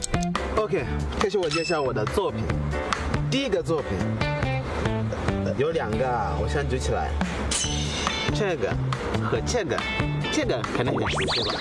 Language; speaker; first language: Chinese; non-native, learner; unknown